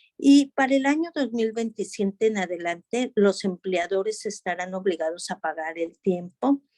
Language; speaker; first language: Spanish; native; Spanish